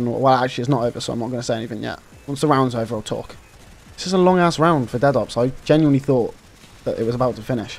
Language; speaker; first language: English; native; English